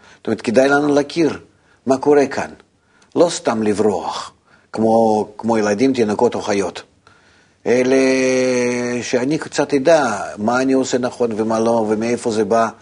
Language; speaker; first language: Hebrew; non-native, fluent; Russian